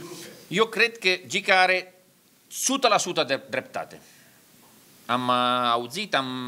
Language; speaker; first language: Romanian; non-native, learner; Italian